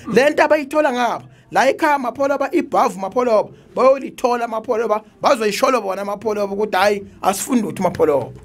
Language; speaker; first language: Zulu; native; Zulu